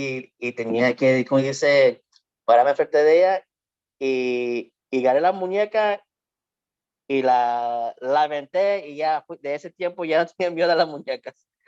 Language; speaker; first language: Spanish; early bilingual, heritage; Spanish